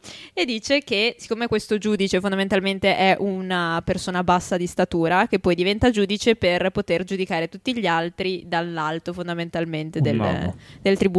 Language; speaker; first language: Italian; native; Italian